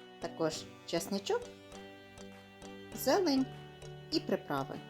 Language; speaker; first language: Ukrainian; native; Ukrainian